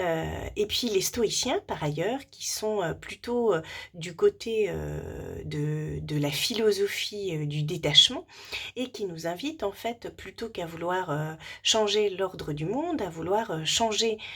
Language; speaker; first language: French; native; French